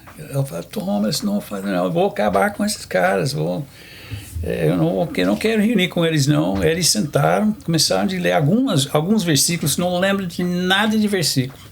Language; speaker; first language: Portuguese; non-native, fluent; English